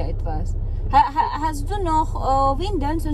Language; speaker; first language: German; non-native, learner; Filipino